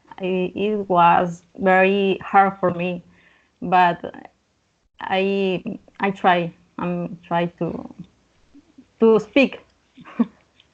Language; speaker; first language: English; non-native, learner; Spanish